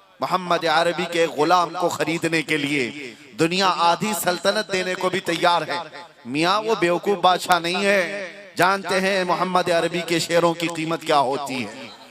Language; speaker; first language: Hindi; non-native, local second language; Urdu